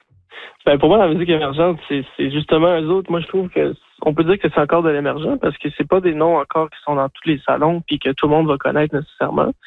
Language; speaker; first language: French; native; French